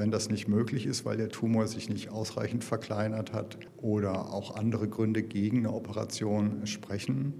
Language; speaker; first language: German; native; German